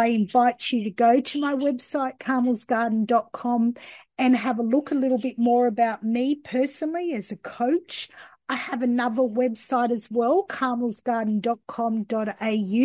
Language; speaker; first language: English; native; English